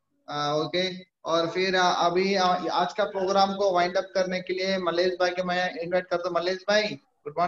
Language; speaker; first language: Hindi; non-native, fluent; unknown